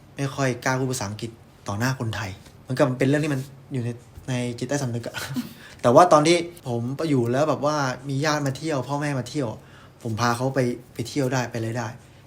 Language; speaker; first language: Thai; native; Thai